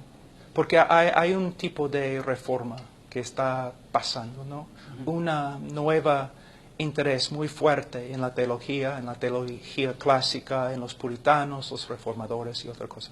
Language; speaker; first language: Spanish; non-native, fluent; English